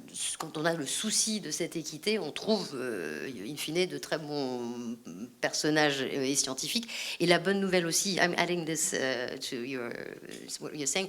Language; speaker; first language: French; native; French